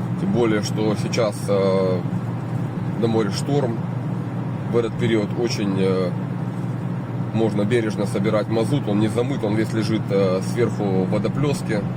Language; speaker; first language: Russian; native; Russian